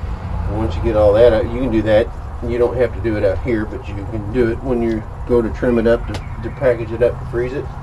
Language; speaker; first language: English; native; English